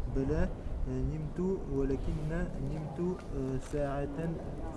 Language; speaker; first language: Arabic; non-native, learner; French